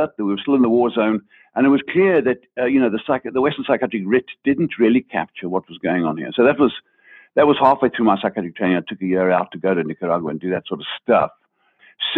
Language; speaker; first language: English; native; English